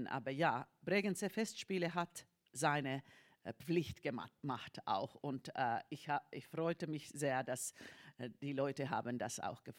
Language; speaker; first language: German; non-native, fluent; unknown